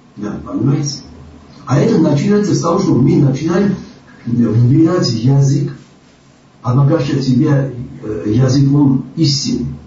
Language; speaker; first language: Russian; non-native, local second language; Georgian